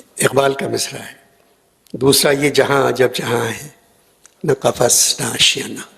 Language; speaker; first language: Urdu; native; Urdu